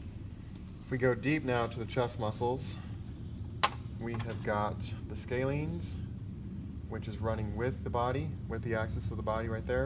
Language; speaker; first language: English; native; English